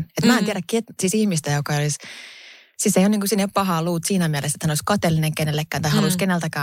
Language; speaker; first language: Finnish; native; Finnish